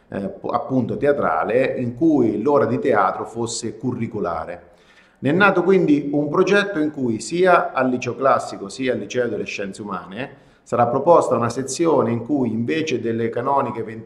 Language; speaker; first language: Italian; native; Italian